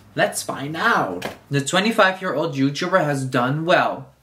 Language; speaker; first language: English; non-native, fluent; Dutch